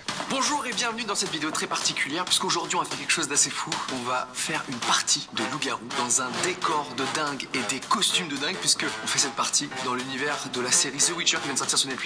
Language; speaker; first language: French; native; French